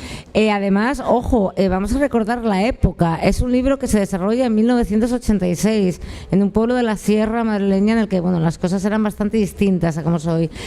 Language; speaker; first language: Spanish; native; Spanish